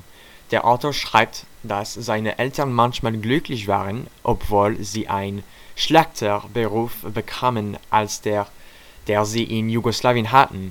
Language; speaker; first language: German; non-native, learner; French